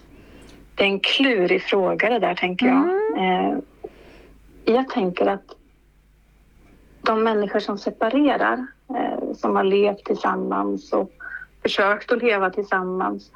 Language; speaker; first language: Swedish; native; Swedish